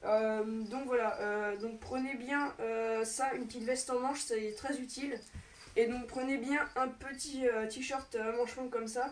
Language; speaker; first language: French; native; French